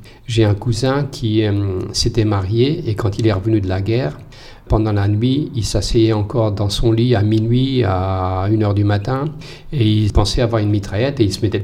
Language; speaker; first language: French; non-native, fluent; Portuguese